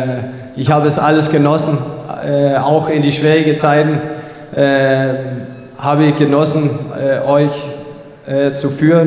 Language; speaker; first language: German; non-native, fluent; Danish